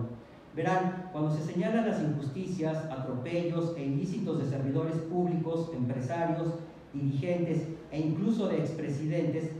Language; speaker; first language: Spanish; native; Spanish